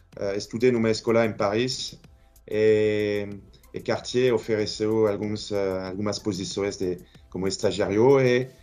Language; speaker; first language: Portuguese; non-native, fluent; French